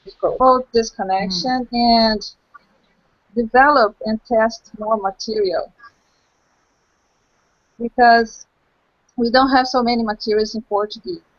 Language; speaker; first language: English; non-native, local second language; Portuguese